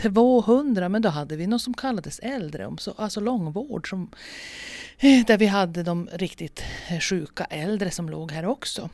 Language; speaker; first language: Swedish; native; Swedish